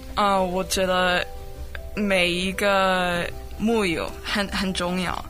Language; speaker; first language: Chinese; non-native, learner; English